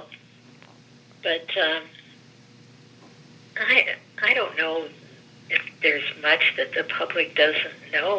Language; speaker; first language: English; early bilingual, other home language; Greek